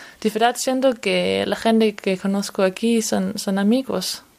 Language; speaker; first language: Spanish; non-native, fluent; Danish